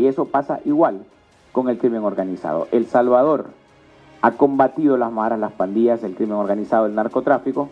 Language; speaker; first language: Spanish; native; Spanish